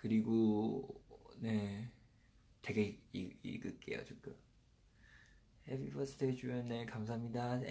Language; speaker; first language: Korean; non-native, fluent; Chinese